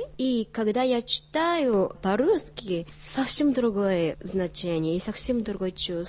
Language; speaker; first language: Russian; non-native, learner; Japanese